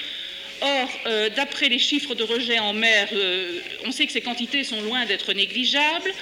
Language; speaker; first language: French; native; French